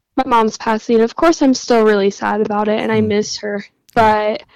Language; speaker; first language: English; native; English